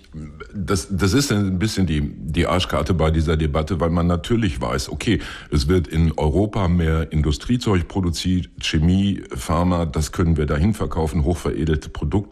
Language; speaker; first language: German; native; German